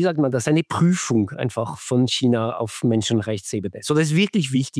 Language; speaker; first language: German; non-native, fluent; French